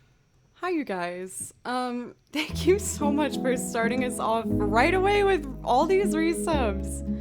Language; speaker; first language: English; native; English